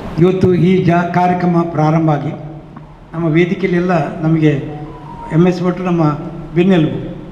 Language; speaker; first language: Kannada; native; Kannada